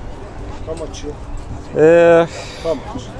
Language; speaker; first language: English; non-native, learner; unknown